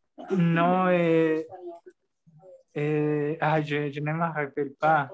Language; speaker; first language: French; non-native, learner; Spanish